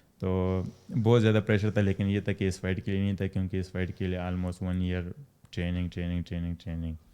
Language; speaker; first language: Urdu; non-native, local second language; Pashto